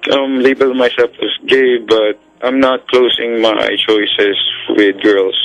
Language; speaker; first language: English; non-native, local second language; Filipino